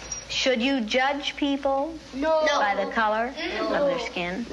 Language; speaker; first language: English; native; English